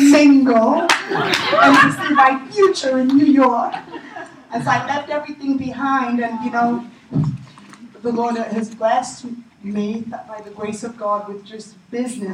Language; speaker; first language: English; native; English